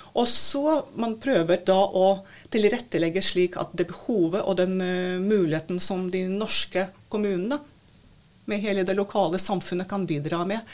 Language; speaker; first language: Norwegian; non-native, fluent; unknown